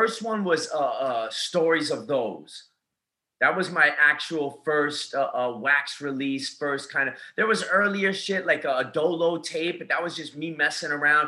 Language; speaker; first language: English; native; English